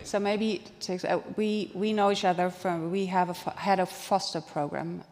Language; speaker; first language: English; non-native, fluent; German